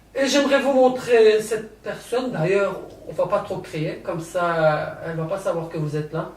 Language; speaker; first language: French; early bilingual, other home language; Turkish